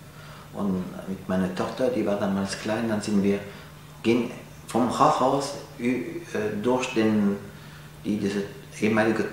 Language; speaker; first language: German; non-native, fluent; French